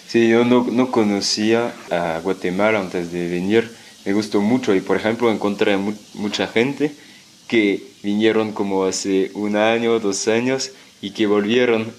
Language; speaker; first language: Spanish; non-native, fluent; French